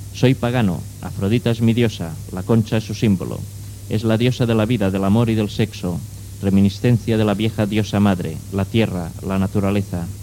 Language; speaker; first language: Spanish; non-native, local second language; Catalan